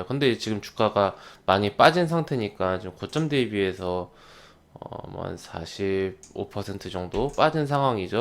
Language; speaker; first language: Korean; native; Korean